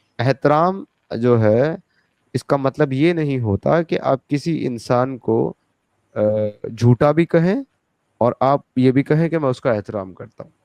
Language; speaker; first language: Urdu; native; Urdu